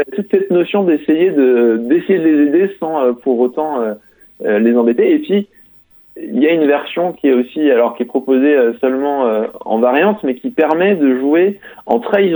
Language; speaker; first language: French; native; French